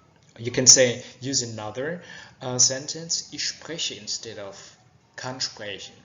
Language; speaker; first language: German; non-native, fluent; Vietnamese